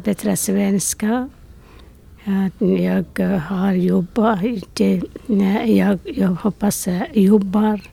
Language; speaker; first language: Swedish; non-native, learner; Persian